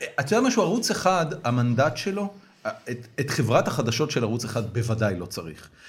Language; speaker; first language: Hebrew; native; Hebrew